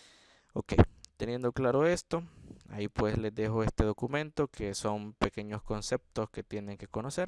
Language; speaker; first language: Spanish; native; Spanish